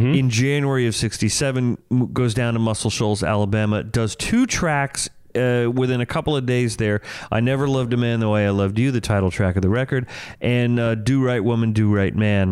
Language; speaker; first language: English; native; English